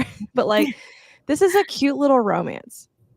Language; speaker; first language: English; native; English